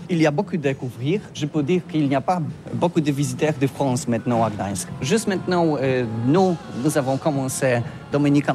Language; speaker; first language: French; non-native, learner; Polish